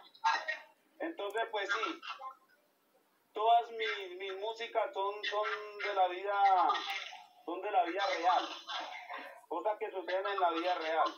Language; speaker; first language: Spanish; native; Spanish